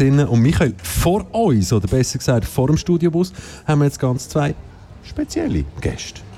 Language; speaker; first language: German; native; German